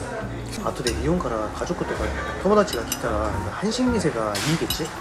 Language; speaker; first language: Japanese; non-native, fluent; Korean